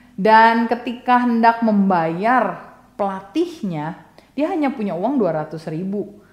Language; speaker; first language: Indonesian; native; Indonesian